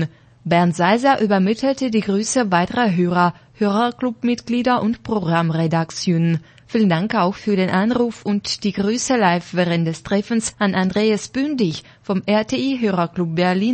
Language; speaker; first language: German; non-native, fluent; Russian